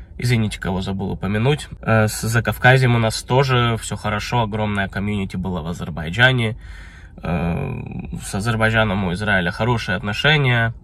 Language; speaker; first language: Russian; early bilingual, heritage; Russian